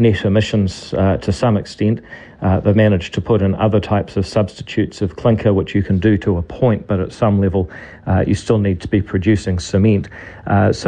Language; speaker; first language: English; native; English